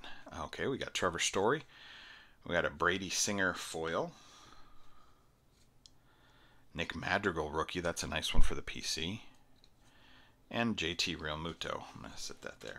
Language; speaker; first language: English; native; English